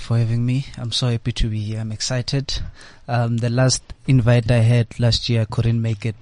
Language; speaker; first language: English; non-native, local second language; Xhosa